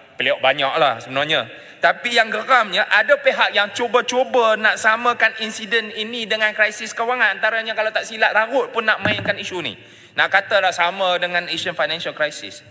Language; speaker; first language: Malay; non-native, local second language; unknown